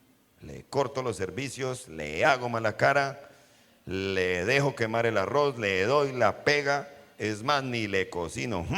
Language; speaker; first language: Spanish; native; Spanish